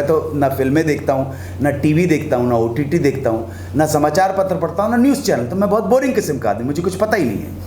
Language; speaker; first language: Hindi; native; Hindi